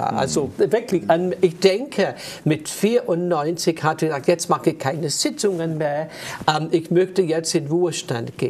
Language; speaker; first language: German; non-native, fluent; English